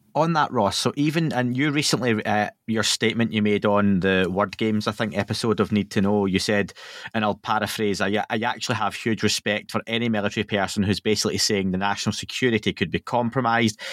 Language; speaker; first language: English; native; English